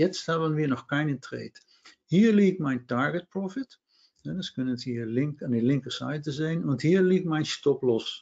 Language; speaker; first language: German; non-native, fluent; Dutch